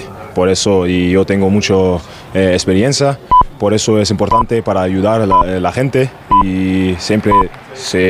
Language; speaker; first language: Spanish; non-native, learner; German